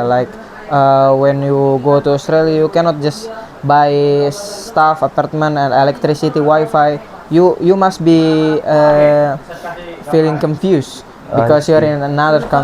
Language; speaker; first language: English; non-native, learner; Indonesian